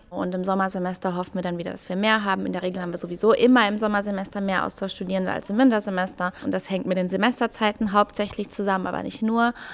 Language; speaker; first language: German; native; German